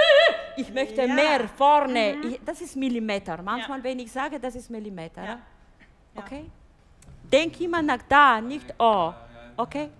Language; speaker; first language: German; non-native, fluent; Bulgarian